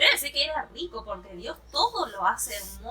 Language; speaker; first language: Spanish; native; Spanish